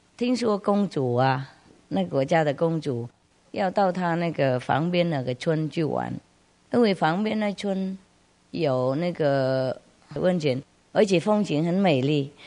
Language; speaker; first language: Chinese; non-native, fluent; Vietnamese